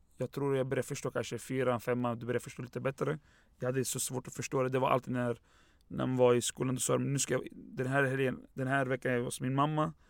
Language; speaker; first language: Swedish; early bilingual, other home language; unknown